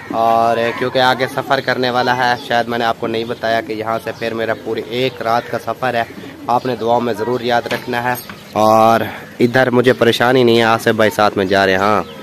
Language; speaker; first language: Urdu; non-native, local second language; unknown